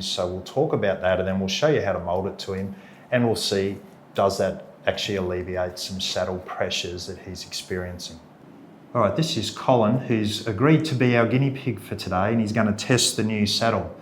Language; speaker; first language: English; native; English